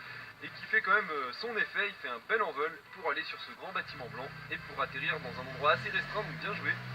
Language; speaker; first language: French; native; French